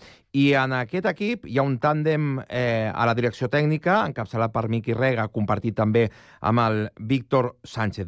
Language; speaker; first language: Catalan; native; Catalan